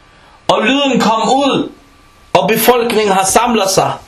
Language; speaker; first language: Danish; early bilingual, other home language; Arabic